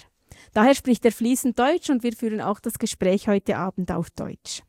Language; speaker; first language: German; native; German